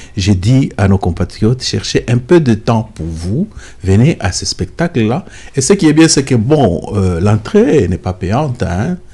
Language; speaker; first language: French; non-native, local second language; Lingala